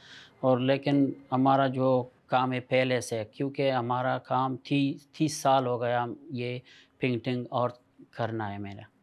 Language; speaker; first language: Hindi; non-native, learner; Persian